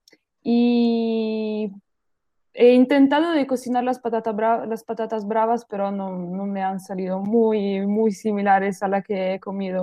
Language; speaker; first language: Spanish; non-native, learner; Italian